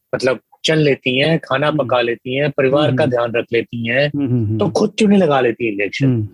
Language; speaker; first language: Hindi; native; Hindi